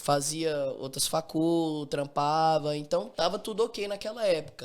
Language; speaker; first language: Portuguese; native; Portuguese